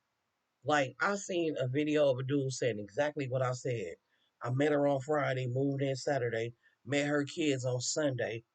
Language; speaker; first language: English; native; English